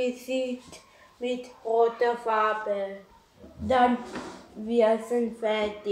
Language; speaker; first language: German; non-native, learner; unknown